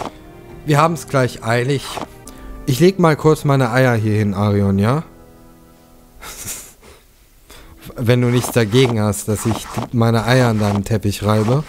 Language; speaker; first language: German; native; German